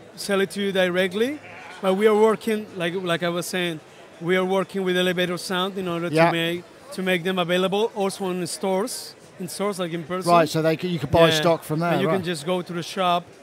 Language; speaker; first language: English; non-native, fluent; Spanish